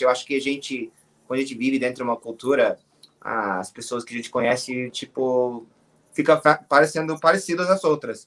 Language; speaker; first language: Portuguese; non-native, fluent; English